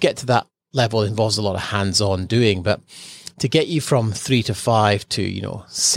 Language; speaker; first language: English; native; English